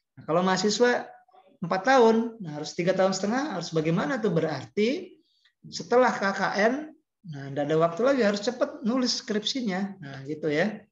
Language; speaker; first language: Indonesian; native; Indonesian